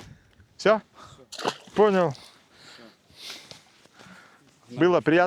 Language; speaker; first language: Russian; non-native, fluent; Lithuanian